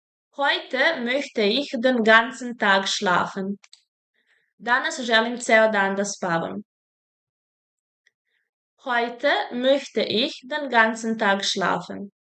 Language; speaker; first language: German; non-native, fluent; Serbian